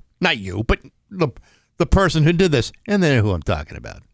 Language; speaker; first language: English; native; English